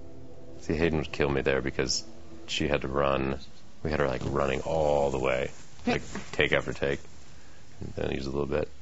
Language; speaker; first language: English; native; English